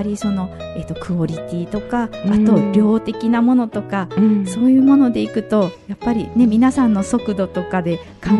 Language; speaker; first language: Japanese; native; Japanese